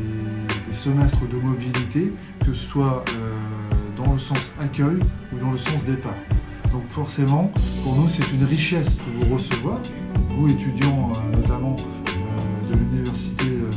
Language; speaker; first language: French; native; French